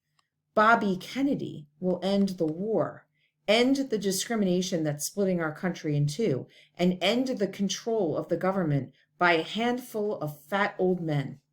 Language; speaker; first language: English; native; English